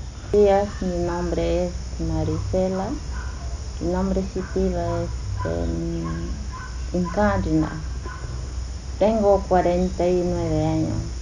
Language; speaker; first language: Spanish; non-native, local second language; Shipibo-Conibo